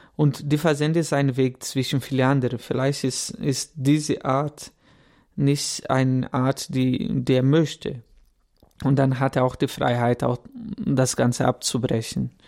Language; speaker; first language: German; non-native, fluent; Portuguese